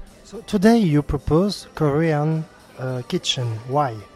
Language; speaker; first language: English; non-native, fluent; French